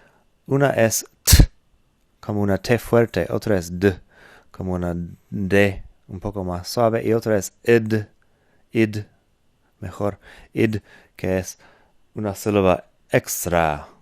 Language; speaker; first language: Spanish; non-native, fluent; English